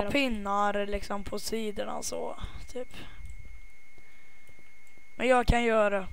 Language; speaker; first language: Swedish; native; Swedish